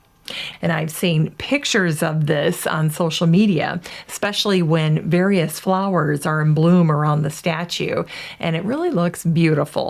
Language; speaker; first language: English; native; English